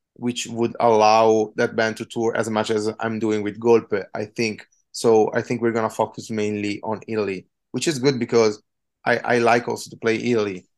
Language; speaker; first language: English; non-native, fluent; Italian